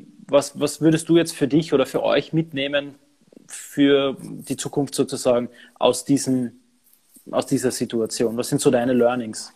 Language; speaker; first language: German; native; German